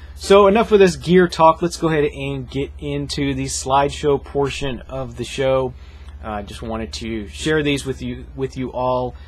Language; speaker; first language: English; native; English